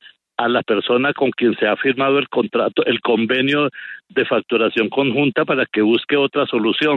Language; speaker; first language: Spanish; native; Spanish